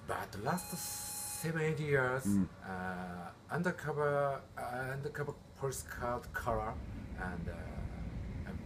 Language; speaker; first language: English; non-native, learner; Japanese